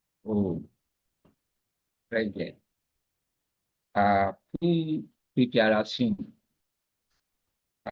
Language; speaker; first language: French; non-native, learner; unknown